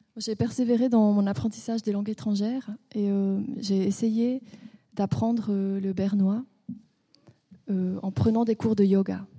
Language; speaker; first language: French; native; French